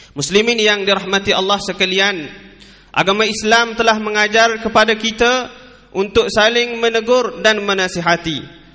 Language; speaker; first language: Malay; native; Malay